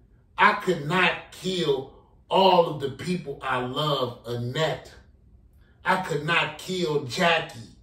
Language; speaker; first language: English; native; English